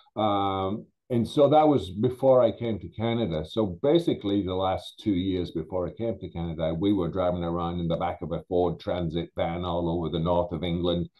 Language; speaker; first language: English; native; English